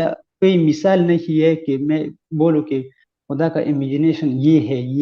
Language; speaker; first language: Hindi; non-native, learner; Pashto